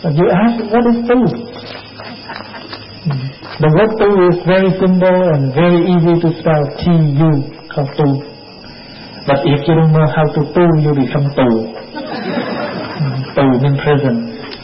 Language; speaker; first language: English; non-native, fluent; Vietnamese